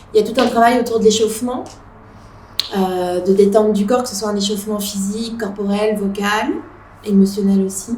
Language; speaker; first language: French; native; French